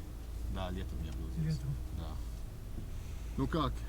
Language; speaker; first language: Russian; non-native, fluent; English